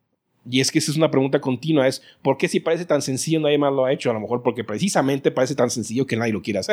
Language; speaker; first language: Spanish; native; Spanish